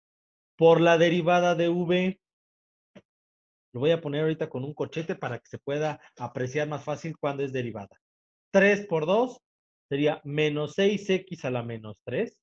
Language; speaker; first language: Spanish; native; Spanish